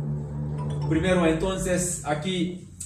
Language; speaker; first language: Spanish; non-native, learner; Korean